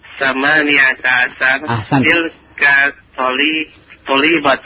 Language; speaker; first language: Arabic; non-native, learner; Indonesian